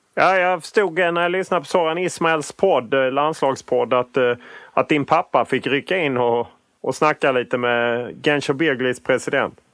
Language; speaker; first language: Swedish; native; Swedish